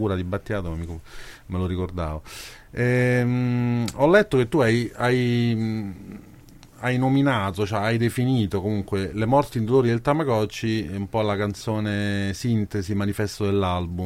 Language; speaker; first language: Italian; native; Italian